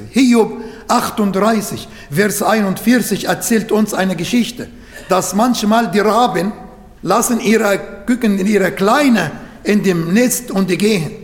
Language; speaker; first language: German; non-native, learner; Arabic